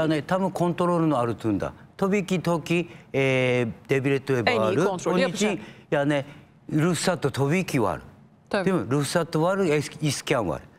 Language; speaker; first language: Turkish; non-native, fluent; Japanese